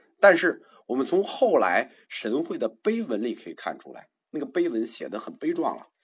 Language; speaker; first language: Chinese; native; Chinese